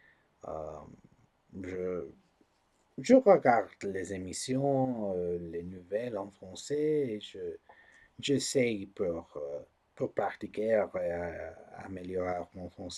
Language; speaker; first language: French; non-native, learner; English